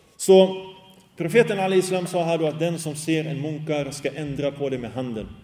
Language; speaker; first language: Swedish; early bilingual, other home language; Arabic